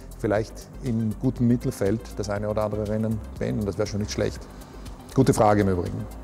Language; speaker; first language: German; native; German